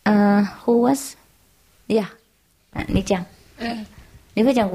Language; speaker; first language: French; non-native, learner; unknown